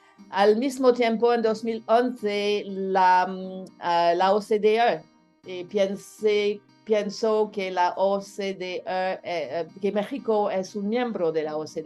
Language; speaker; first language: Spanish; non-native, learner; French